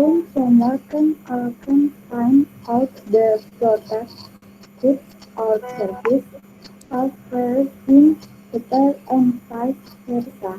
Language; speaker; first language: English; non-native, learner; Indonesian